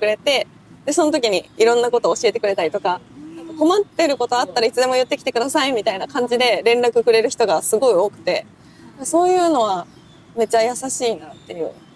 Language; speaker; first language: Japanese; native; Japanese